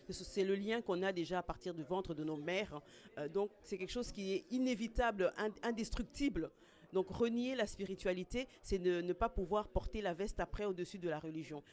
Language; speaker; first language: French; non-native, local second language; Kongo